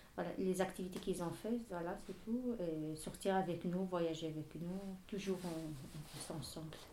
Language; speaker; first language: French; non-native, learner; Arabic